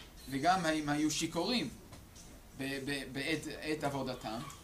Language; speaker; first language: Hebrew; non-native, fluent; English